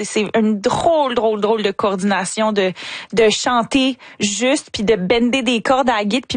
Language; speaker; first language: French; native; French